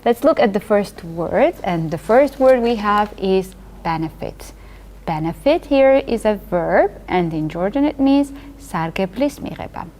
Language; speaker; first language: English; non-native, fluent; Georgian